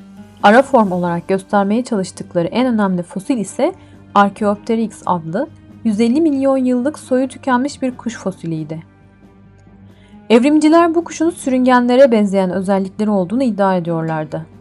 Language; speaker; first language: Turkish; native; Turkish